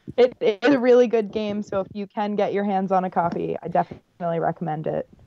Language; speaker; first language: English; native; English